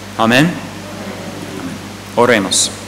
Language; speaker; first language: Spanish; non-native, fluent; English